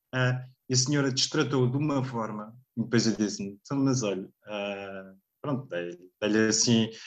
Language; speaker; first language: Portuguese; native; Portuguese